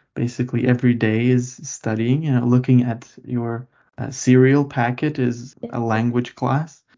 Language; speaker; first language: English; non-native, fluent; Lithuanian